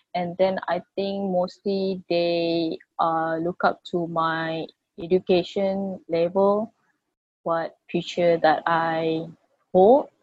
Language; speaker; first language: English; non-native, local second language; Malay